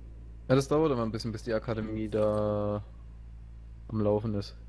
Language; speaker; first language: German; native; German